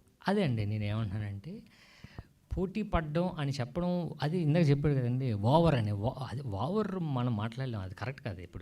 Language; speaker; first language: Telugu; native; Telugu